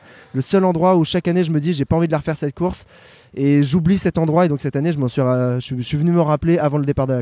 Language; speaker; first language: French; native; French